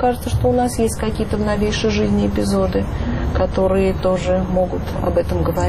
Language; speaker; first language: Russian; native; Russian